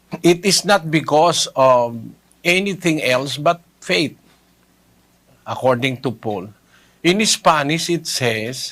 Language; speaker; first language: English; non-native, local second language; Filipino